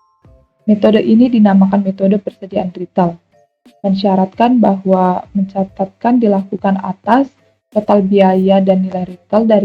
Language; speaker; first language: Indonesian; native; Indonesian